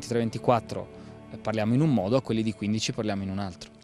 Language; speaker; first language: Italian; native; Italian